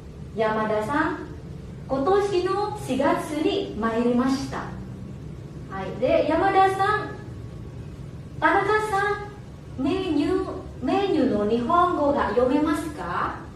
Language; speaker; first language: Japanese; non-native, fluent; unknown